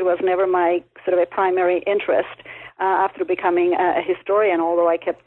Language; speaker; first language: English; non-native, fluent; Czech